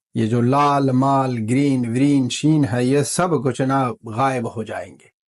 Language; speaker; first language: Hindi; non-native, fluent; Pashto